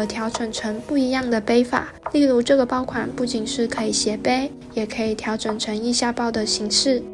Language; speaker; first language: Chinese; native; Chinese